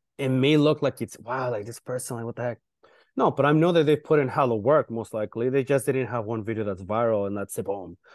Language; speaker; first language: English; early bilingual, other home language; Spanish